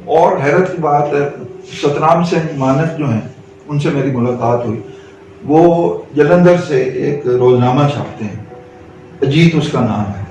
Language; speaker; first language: Urdu; non-native, local second language; Punjabi